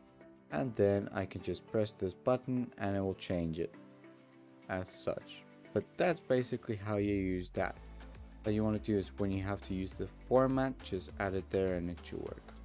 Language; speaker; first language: English; native; English